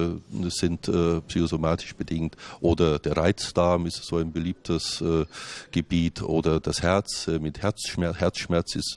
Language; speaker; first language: German; native; German